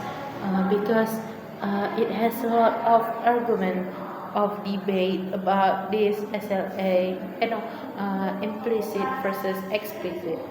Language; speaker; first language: English; non-native, learner; Indonesian